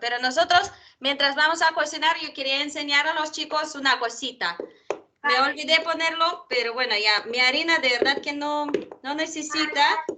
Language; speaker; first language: Spanish; non-native, fluent; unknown